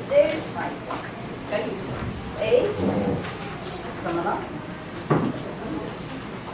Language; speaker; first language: English; non-native, fluent; Chinese